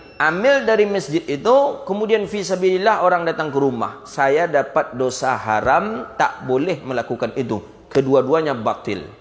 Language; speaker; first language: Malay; non-native, local second language; Minangkabau